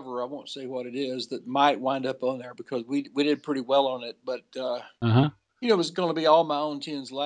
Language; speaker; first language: English; native; English